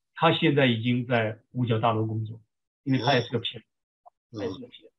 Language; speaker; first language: Chinese; native; Chinese